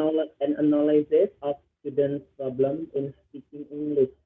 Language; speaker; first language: English; non-native, learner; Indonesian